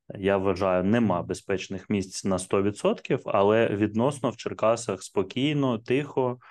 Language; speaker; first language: Ukrainian; non-native, local second language; Russian